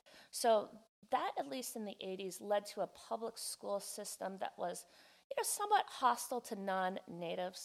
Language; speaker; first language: English; native; English